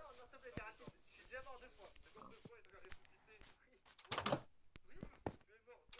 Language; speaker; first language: French; native; French